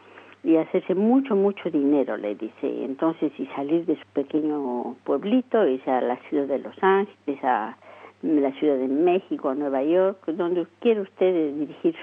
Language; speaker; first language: Spanish; native; Spanish